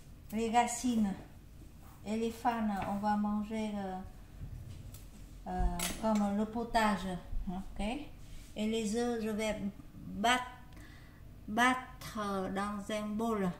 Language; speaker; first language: French; non-native, learner; Vietnamese